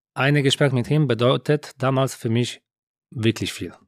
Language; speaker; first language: German; non-native, learner; Polish